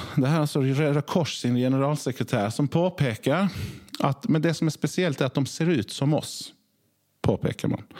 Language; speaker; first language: Norwegian; early bilingual, other home language; Swedish